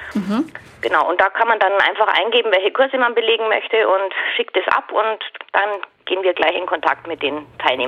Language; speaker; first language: German; native; German